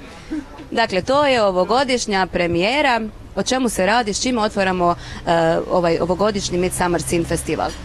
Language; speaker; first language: Croatian; native; Croatian